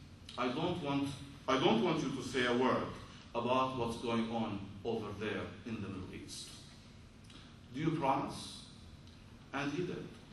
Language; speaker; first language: English; non-native, fluent; Arabic